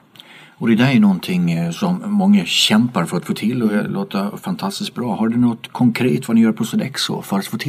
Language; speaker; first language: Swedish; native; Swedish